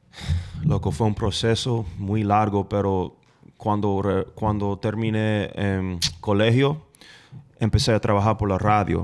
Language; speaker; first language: Spanish; non-native, fluent; English